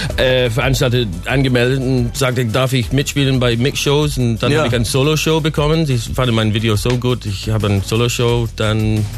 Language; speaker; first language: German; non-native, fluent; English